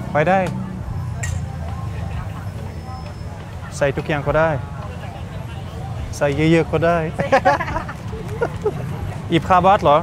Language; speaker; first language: Thai; non-native, learner; Russian